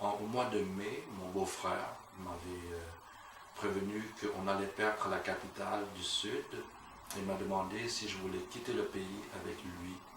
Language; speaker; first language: French; non-native, fluent; Vietnamese